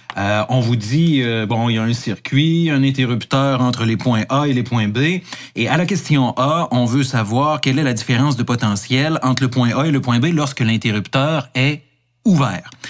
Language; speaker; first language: French; native; French